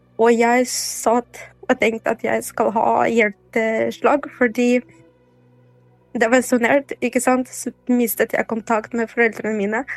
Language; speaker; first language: Norwegian; non-native, fluent; Ukrainian